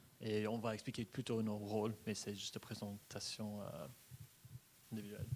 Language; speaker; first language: French; non-native, fluent; English